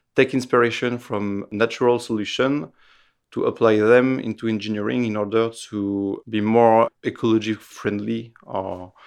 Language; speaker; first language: English; non-native, fluent; French